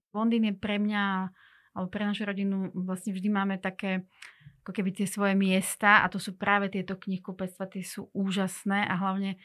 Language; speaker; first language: Slovak; non-native, local second language; Hungarian